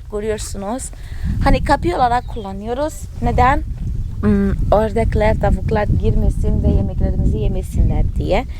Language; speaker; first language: Turkish; non-native, fluent; Portuguese